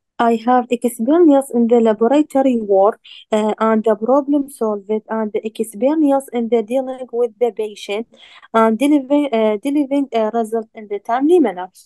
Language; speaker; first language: English; non-native, learner; Arabic